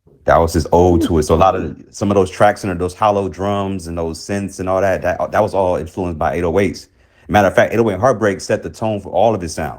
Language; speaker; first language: English; native; English